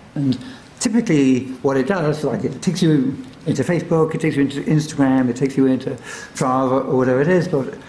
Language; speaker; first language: English; native; English